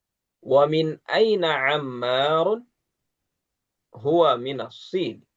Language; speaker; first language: Arabic; non-native, fluent; Indonesian